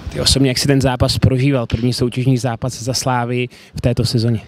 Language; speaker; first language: Czech; native; Czech